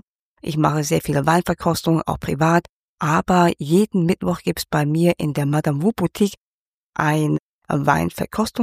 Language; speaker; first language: German; non-native, fluent; Cantonese